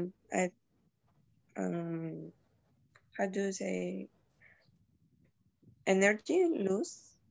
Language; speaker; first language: English; non-native, learner; Spanish